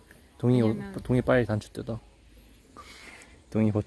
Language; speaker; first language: Korean; native; Korean